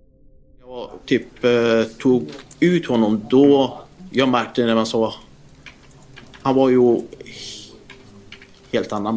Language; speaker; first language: Swedish; non-native, fluent; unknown